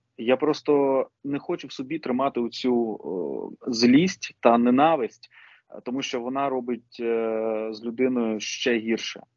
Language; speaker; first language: Ukrainian; non-native, local second language; Russian